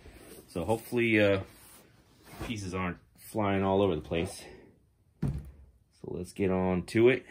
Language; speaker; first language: English; native; English